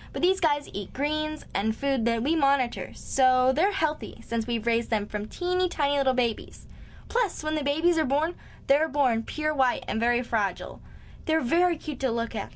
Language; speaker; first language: English; native; English